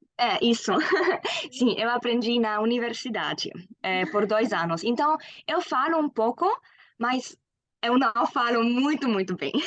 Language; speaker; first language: Portuguese; non-native, fluent; German